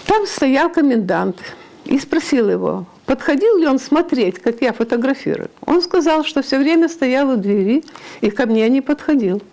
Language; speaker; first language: Russian; non-native, local second language; Ukrainian